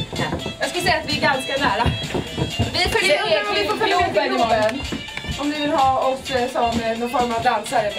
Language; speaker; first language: Swedish; native; Swedish